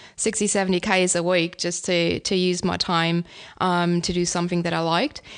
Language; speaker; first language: English; non-native, fluent; German